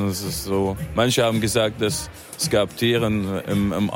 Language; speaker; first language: German; non-native, fluent; Arabic